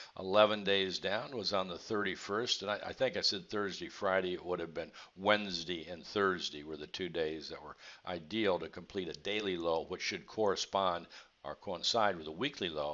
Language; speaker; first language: English; native; English